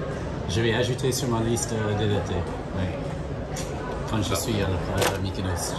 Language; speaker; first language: French; non-native, fluent; English